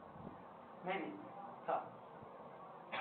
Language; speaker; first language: English; non-native, learner; Chinese